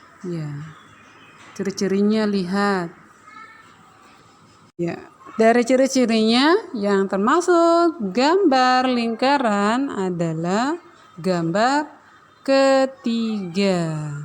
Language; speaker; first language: Indonesian; native; Indonesian